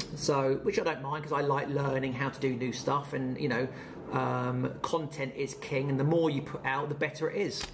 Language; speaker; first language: English; native; English